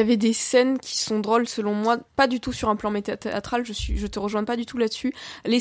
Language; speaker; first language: French; native; French